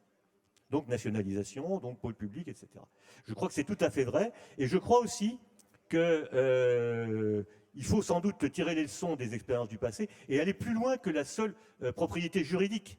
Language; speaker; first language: French; native; French